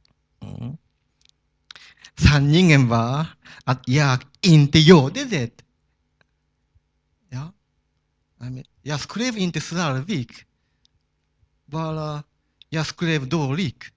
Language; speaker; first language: Swedish; non-native, fluent; Japanese